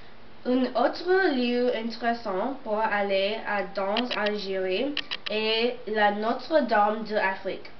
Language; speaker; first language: French; non-native, learner; English